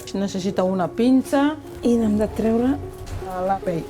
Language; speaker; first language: Catalan; non-native, local second language; Fula